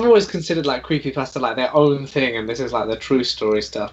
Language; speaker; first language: English; native; English